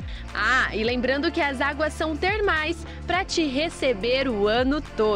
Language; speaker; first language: Portuguese; native; Portuguese